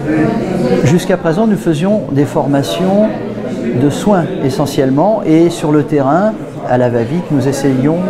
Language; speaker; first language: French; native; French